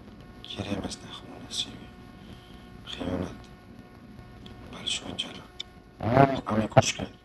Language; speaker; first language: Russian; non-native, learner; Uzbek